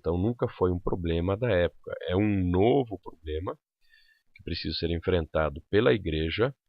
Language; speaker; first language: Portuguese; non-native, local second language; German